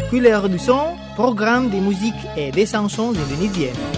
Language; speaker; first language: French; non-native, fluent; Indonesian